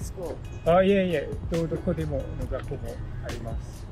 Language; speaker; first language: Japanese; non-native, learner; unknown